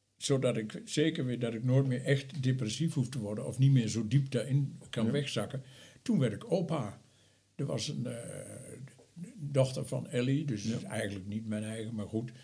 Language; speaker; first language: Dutch; native; Dutch